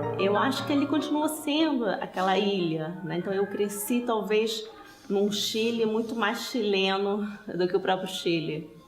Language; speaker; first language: Portuguese; early bilingual, other home language; Spanish